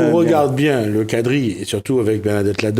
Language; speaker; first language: French; non-native, local second language; Réunion Creole French